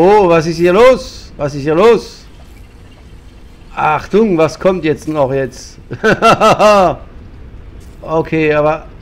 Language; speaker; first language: German; non-native, fluent; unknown